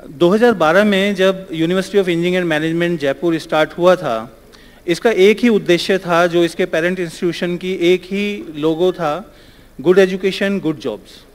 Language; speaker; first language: Hindi; native; Hindi